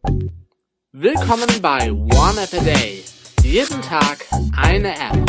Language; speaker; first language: German; native; German